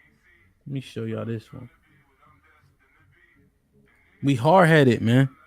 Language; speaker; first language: English; native; English